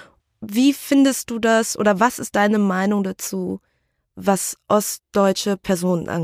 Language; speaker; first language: German; early bilingual, other home language; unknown